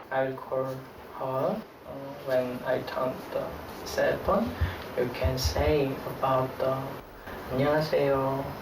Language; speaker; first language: English; non-native, learner; Korean